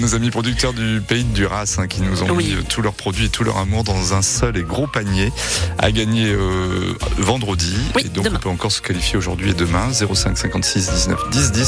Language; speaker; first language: French; native; French